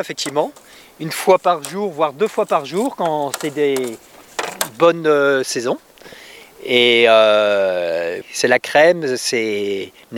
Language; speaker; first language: French; native; French